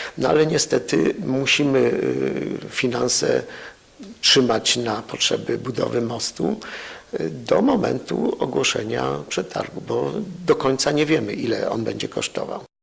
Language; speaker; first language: Polish; native; Polish